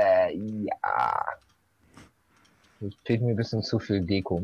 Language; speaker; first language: German; native; German